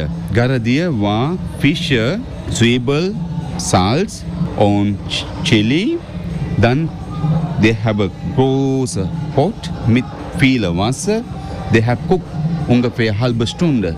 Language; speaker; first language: German; non-native, learner; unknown